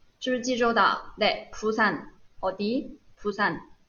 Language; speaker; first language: Korean; non-native, fluent; Chinese